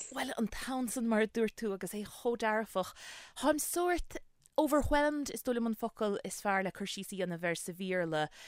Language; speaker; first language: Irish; native; Irish